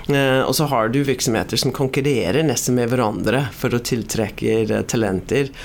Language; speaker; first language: Norwegian; non-native, fluent; English